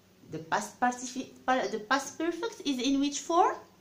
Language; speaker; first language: English; non-native, fluent; Arabic